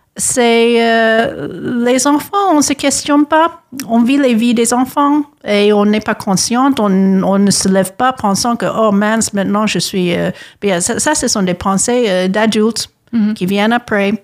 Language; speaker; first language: French; non-native, fluent; English